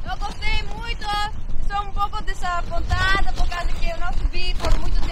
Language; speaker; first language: Portuguese; non-native, learner; Greek